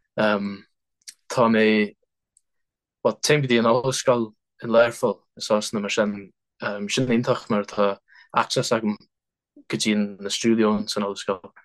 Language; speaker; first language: Irish; non-native, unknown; English